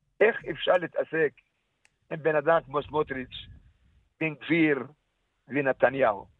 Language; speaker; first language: Hebrew; non-native, local second language; Arabic